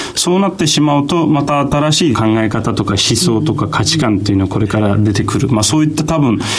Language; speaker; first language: Japanese; non-native, fluent; Turkish